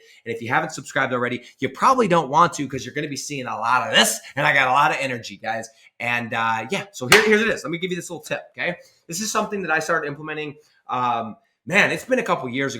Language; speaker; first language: English; native; English